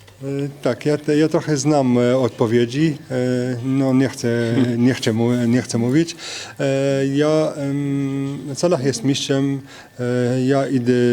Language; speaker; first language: Polish; non-native, fluent; French